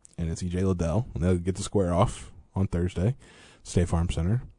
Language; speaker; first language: English; native; English